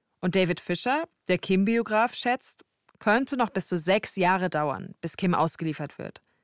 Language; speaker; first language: German; native; German